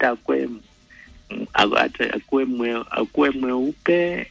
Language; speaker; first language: Swahili; non-native, local second language; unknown